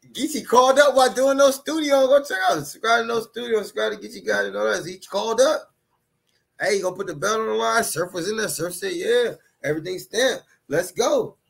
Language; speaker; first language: English; native; English